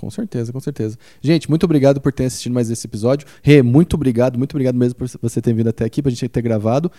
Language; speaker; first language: Portuguese; native; Portuguese